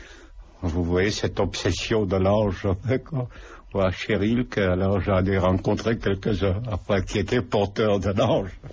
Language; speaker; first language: French; non-native, fluent; Lithuanian